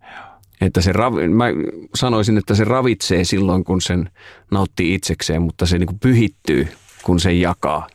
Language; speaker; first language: Finnish; native; Finnish